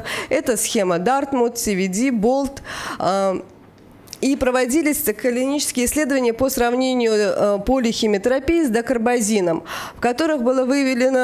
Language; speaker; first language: Russian; native; Russian